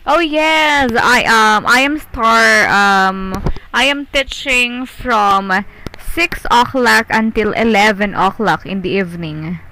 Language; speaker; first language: English; non-native, local second language; Filipino